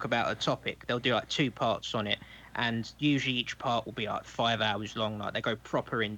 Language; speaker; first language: English; native; English